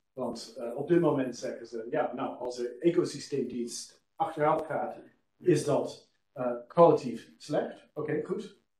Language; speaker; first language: Dutch; non-native, fluent; English